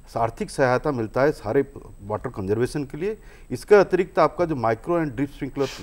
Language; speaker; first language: Hindi; non-native, local second language; Odia